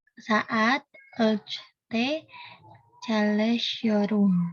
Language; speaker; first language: Turkish; non-native, learner; Indonesian